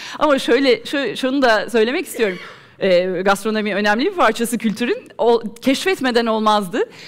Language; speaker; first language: Turkish; native; Turkish